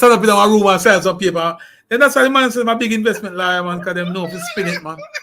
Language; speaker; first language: English; native; English